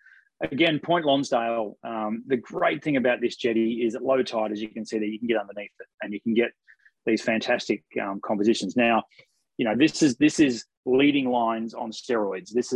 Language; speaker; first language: English; native; English